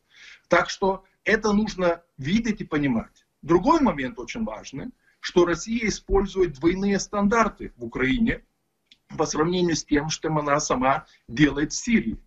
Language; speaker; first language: Russian; non-native, fluent; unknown